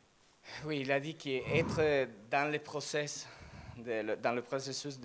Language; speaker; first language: French; non-native, learner; Italian